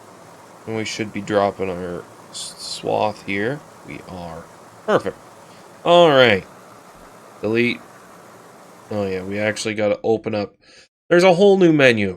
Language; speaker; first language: English; native; English